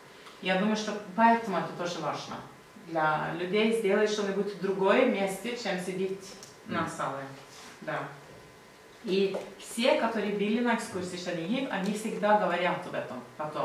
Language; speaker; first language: Russian; non-native, learner; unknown